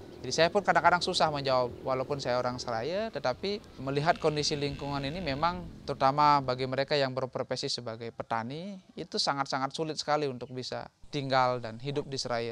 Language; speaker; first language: Indonesian; non-native, local second language; Balinese